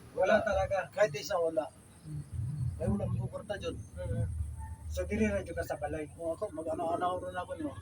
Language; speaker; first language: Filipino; native; Filipino